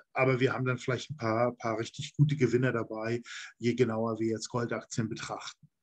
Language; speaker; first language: German; native; German